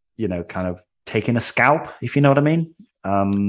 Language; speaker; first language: English; native; English